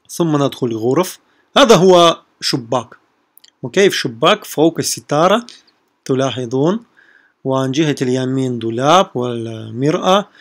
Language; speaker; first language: Arabic; non-native, fluent; Russian